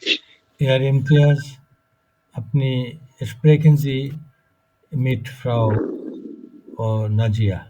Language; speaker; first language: German; non-native, fluent; Bangla